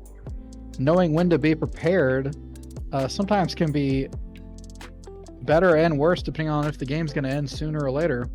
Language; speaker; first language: English; native; English